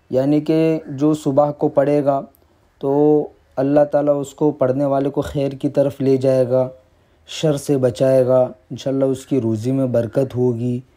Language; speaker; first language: Urdu; non-native, local second language; Gujarati